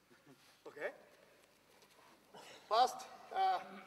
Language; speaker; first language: English; non-native, learner; Japanese